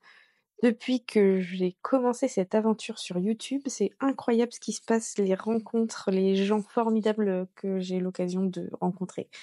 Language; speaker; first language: French; native; French